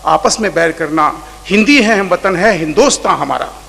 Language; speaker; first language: Hindi; non-native, local second language; Marathi